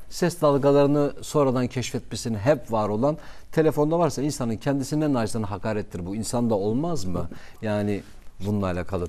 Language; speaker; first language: Turkish; non-native, local second language; Kurdish